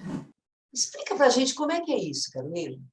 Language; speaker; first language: Portuguese; native; Portuguese